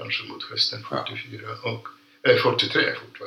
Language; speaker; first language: Swedish; non-native, fluent; Polish